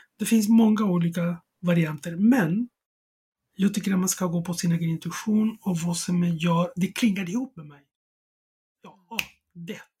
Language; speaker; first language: Swedish; non-native, fluent; Spanish